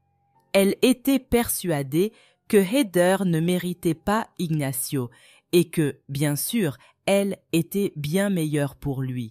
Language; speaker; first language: French; native; French